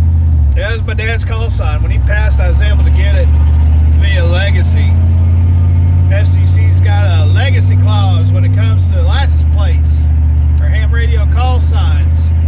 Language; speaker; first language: English; native; English